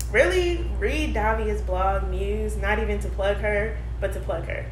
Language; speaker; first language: English; native; English